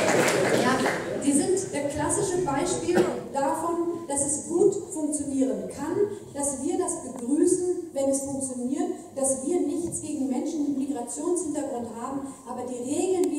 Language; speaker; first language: German; native; German